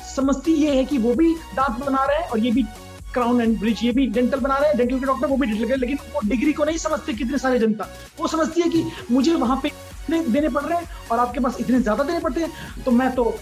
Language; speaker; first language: Hindi; native; Hindi